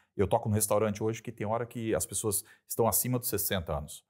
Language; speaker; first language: Portuguese; native; Portuguese